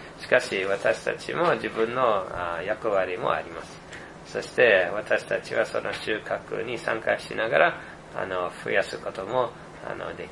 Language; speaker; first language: Japanese; non-native, fluent; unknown